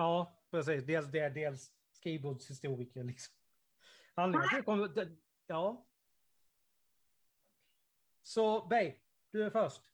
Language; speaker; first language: Swedish; native; Swedish